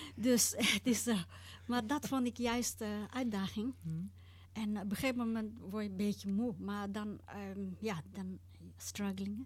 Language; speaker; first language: Dutch; non-native, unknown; Tibetan